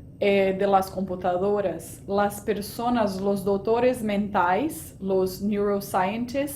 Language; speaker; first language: Spanish; non-native, fluent; Portuguese